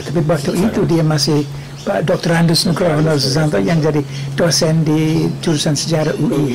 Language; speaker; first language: Indonesian; non-native, fluent; English